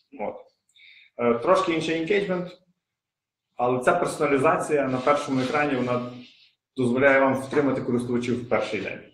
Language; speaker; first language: Ukrainian; native; Ukrainian